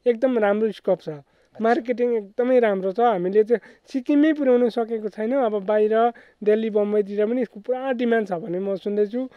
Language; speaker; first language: Nepali; native; Nepali